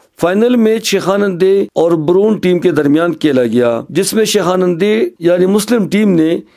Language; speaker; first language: Urdu; non-native, local second language; Khowar